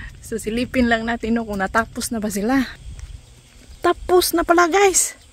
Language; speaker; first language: Filipino; non-native, local second language; Cebuano